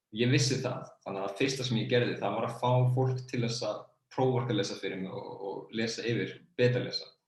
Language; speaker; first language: Icelandic; native; Icelandic